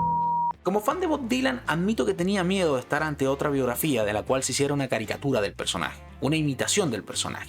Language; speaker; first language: Spanish; native; Spanish